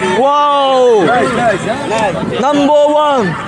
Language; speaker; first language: English; non-native, learner; Chinese